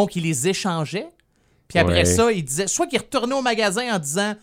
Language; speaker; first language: French; native; French